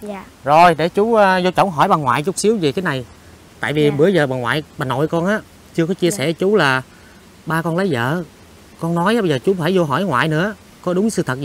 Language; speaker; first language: Vietnamese; native; Vietnamese